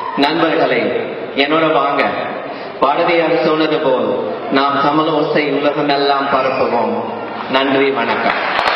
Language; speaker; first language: Tamil; non-native, fluent; English